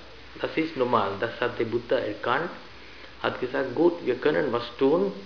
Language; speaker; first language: German; non-native, fluent; Sinhala